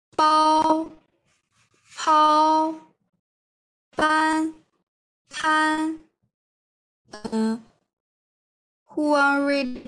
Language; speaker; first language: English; non-native, learner; Chinese